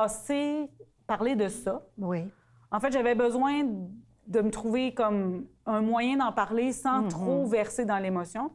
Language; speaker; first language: French; native; French